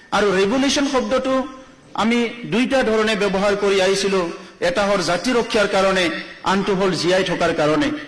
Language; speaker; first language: Assamese; non-native, local second language; Bodo